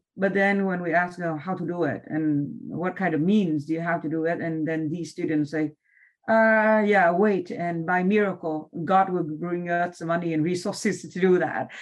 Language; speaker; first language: English; non-native, fluent; Vietnamese